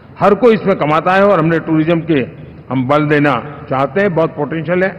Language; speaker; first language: Hindi; non-native, local second language; Gujarati